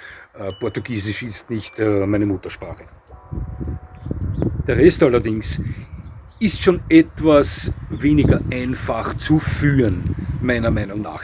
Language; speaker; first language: German; native; German